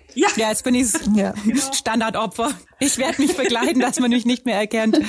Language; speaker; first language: German; native; German